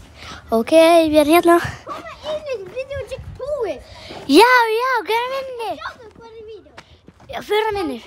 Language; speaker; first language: Icelandic; early bilingual, other home language; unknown